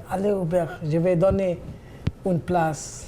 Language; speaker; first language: French; non-native, learner; Bangla